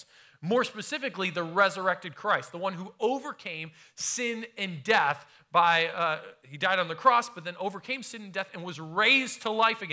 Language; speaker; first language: English; native; English